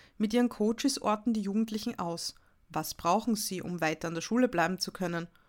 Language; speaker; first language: German; native; German